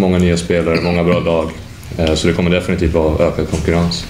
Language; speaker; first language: Swedish; native; Swedish